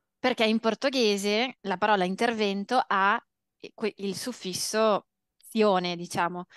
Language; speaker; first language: Italian; early bilingual, other home language; Portuguese